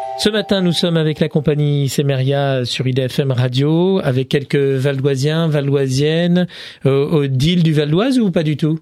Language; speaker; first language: French; native; French